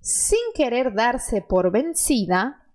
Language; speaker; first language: Spanish; non-native, fluent; Portuguese